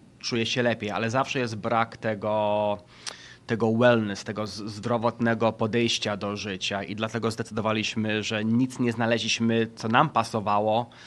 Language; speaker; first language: Polish; early bilingual, heritage; Polish